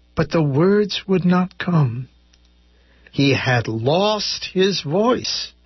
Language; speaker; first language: English; native; English